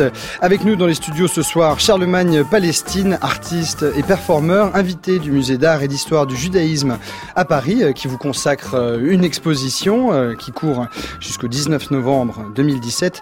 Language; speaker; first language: French; native; French